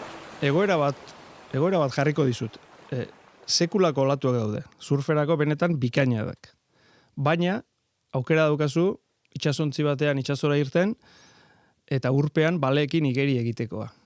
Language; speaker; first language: Basque; native; Basque